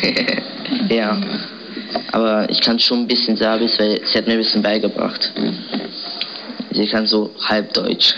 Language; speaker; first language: German; early bilingual, other home language; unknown